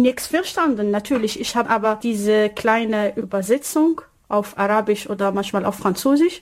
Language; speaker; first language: German; non-native, learner; Arabic